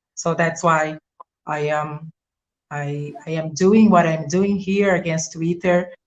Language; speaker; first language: English; non-native, fluent; Portuguese